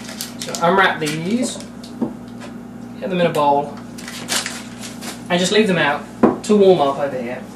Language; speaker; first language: English; native; English